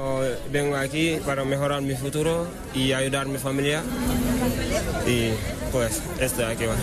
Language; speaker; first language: Spanish; non-native, learner; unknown